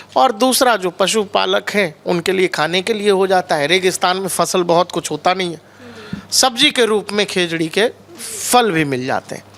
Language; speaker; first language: Hindi; native; Hindi